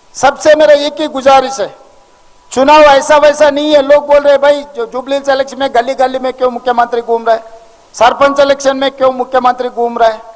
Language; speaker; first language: Hindi; non-native, local second language; Telugu